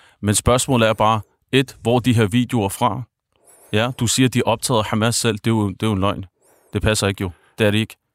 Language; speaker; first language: Danish; early bilingual, other home language; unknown